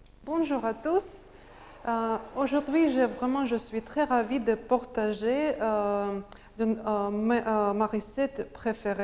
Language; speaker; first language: French; non-native, learner; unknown